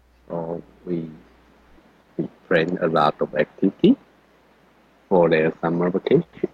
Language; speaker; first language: English; non-native, learner; Chinese